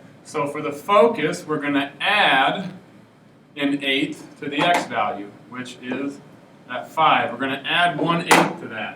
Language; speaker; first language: English; native; English